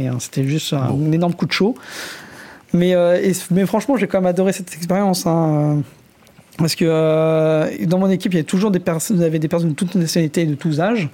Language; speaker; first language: French; native; French